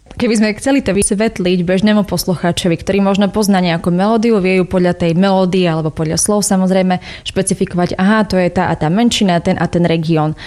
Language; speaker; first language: Slovak; native; Slovak